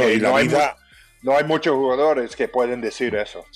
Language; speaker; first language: Spanish; early bilingual, heritage; English